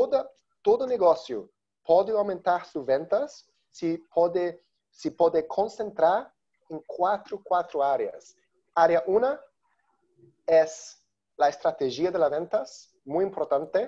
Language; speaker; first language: Spanish; non-native, learner; Portuguese